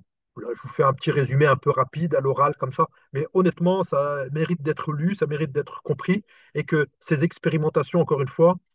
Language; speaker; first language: French; native; French